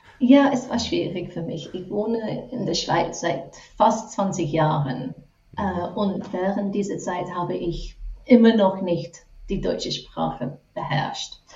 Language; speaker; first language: German; non-native, fluent; English